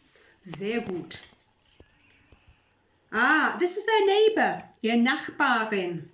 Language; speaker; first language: German; non-native, fluent; English